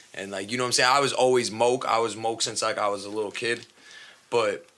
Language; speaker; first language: English; native; English